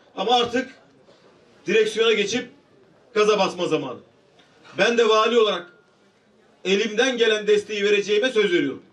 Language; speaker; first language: Turkish; native; Turkish